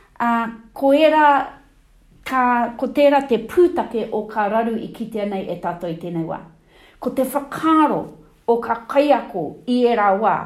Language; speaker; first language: Māori; non-native, local second language; English